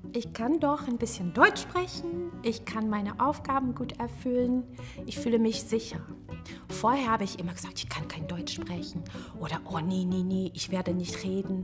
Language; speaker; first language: German; non-native, fluent; Portuguese